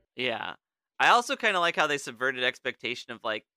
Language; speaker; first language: English; native; English